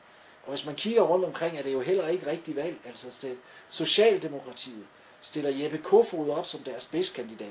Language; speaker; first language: Danish; native; Danish